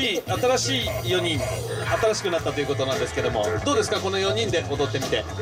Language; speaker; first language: Japanese; native; Japanese